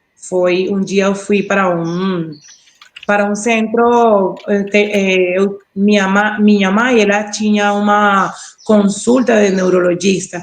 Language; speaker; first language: Portuguese; non-native, learner; Spanish